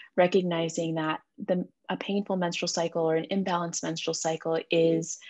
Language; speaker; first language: English; native; English